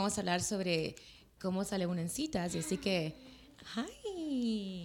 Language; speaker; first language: Spanish; early bilingual, heritage; Spanish